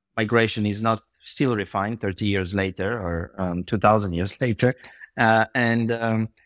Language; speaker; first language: English; non-native, fluent; Bulgarian